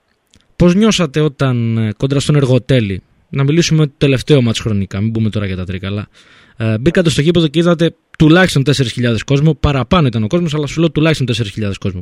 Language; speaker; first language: Greek; native; Greek